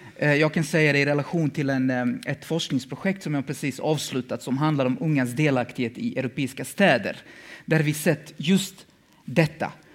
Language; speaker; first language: Swedish; early bilingual, other home language; Bosnian